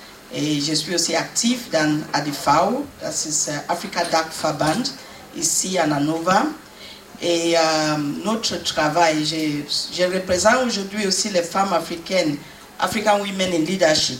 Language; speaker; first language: French; non-native, learner; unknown